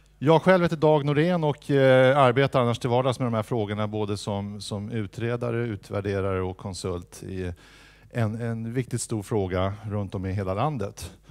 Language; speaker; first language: Swedish; native; Swedish